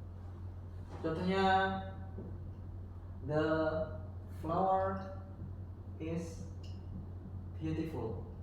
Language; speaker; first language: English; non-native, learner; Indonesian